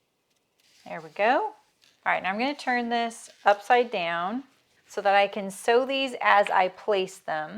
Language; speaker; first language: English; native; English